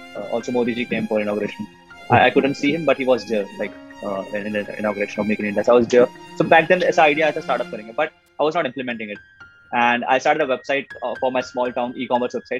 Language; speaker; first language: English; non-native, local second language; Marathi